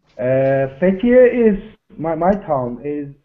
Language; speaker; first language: English; non-native, learner; Turkish